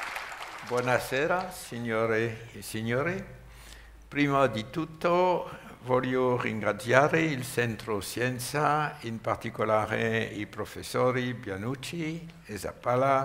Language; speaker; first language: Italian; non-native, learner; French